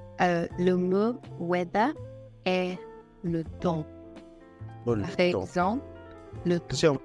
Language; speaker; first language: French; non-native, learner; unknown